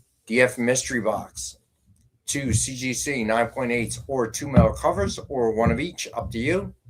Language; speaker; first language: English; native; English